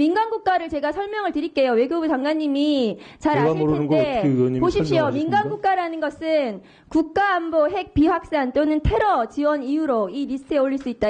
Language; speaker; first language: Korean; native; Korean